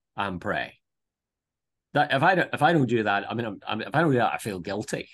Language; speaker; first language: English; native; English